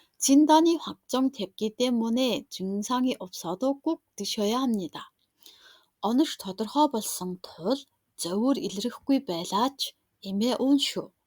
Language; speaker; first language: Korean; non-native, fluent; Mongolian